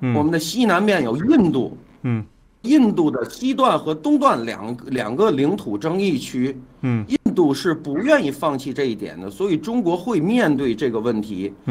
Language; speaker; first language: Chinese; native; Chinese